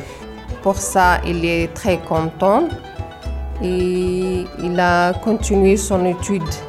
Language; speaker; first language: French; non-native, learner; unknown